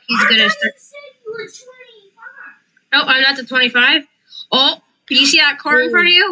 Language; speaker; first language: English; native; English